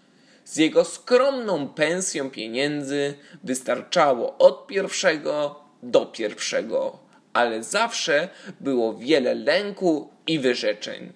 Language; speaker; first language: Polish; native; Polish